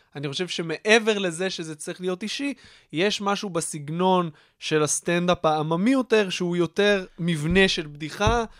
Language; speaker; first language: Hebrew; native; Hebrew